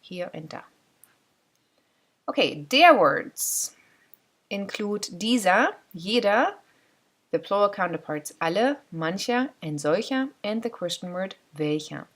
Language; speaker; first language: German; non-native, fluent; English